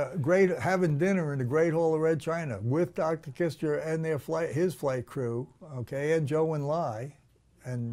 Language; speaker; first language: English; native; English